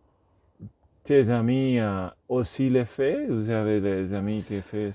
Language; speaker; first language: French; non-native, learner; Spanish